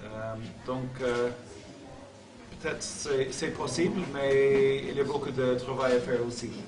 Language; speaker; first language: French; non-native, learner; English